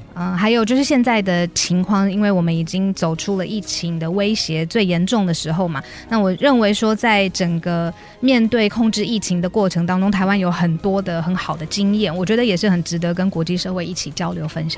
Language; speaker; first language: Chinese; native; Chinese